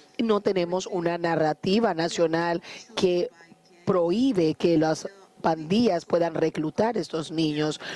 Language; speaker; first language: Spanish; non-native, fluent; Haitian Creole